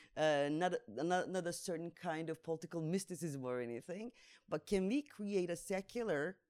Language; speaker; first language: English; non-native, fluent; Turkish